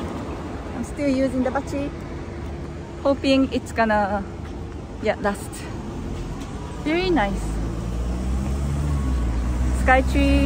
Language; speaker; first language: English; non-native, fluent; Japanese